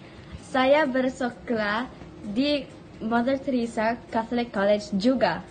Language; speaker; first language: Indonesian; non-native, learner; English